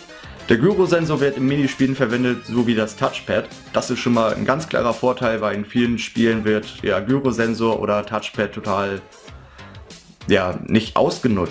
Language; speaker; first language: German; native; German